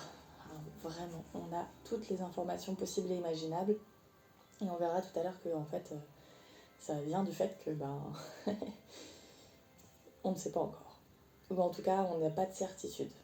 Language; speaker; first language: French; native; French